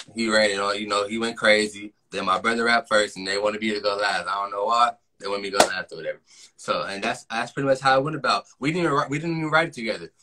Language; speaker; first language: English; native; English